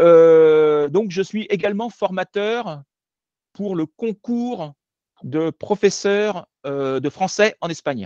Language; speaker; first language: French; native; French